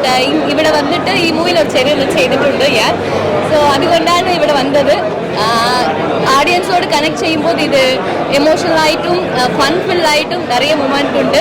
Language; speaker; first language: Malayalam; non-native, learner; Tamil